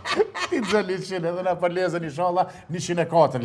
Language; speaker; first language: Albanian; native; Albanian